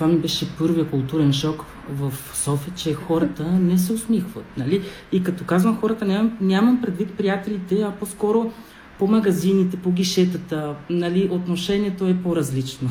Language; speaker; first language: Bulgarian; non-native, fluent; Spanish